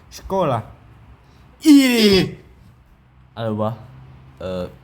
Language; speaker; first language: Russian; non-native, learner; Thai